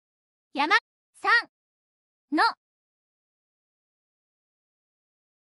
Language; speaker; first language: Japanese; non-native, learner; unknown